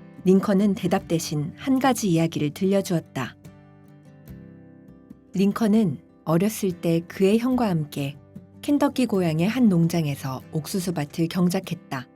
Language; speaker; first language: Korean; native; Korean